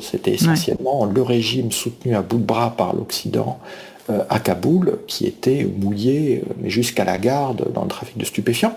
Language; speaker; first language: French; native; French